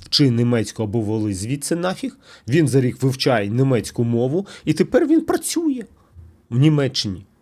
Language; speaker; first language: Ukrainian; non-native, local second language; Russian